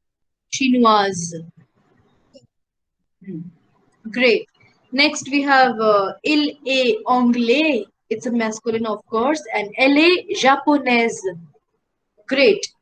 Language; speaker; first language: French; non-native, fluent; Hindi